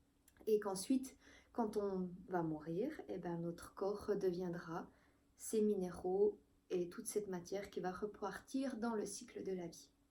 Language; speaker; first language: French; native; French